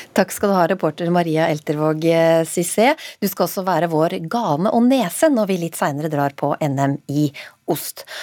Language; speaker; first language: Norwegian; native; Norwegian